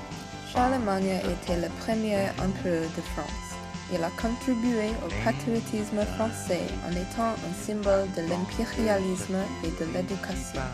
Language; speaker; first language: French; non-native, learner; English